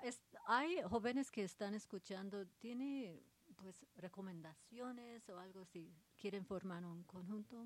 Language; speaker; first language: Spanish; early bilingual, heritage; Spanish